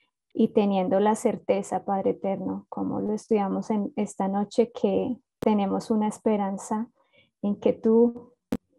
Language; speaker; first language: Spanish; native; Spanish